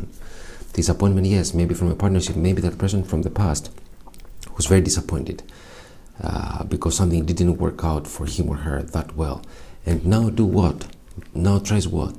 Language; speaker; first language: English; non-native, fluent; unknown